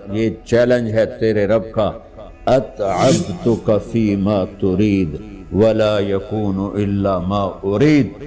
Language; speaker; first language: Urdu; non-native, local second language; Punjabi